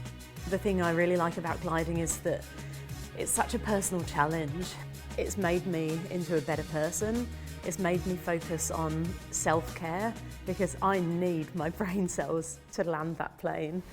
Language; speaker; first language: English; native; English